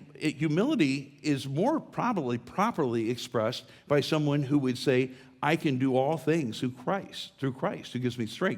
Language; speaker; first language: English; native; English